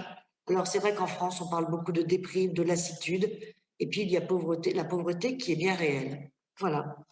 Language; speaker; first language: French; native; French